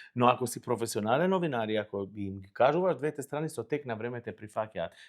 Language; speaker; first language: Macedonian; non-native, local second language; Albanian